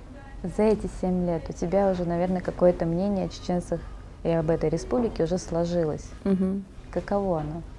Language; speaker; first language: Russian; native; Russian